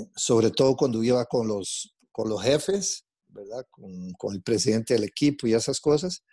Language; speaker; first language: Spanish; non-native, fluent; Portuguese